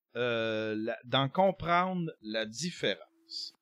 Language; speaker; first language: French; native; French